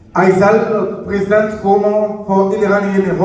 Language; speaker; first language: Dutch; non-native, learner; Lingala